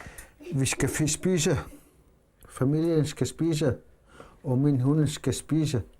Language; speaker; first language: Danish; non-native, learner; Kalaallisut